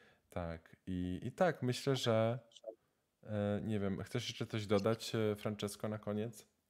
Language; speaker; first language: Polish; native; Polish